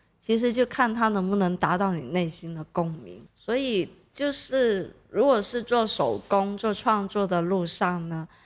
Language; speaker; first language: Chinese; non-native, local second language; Cantonese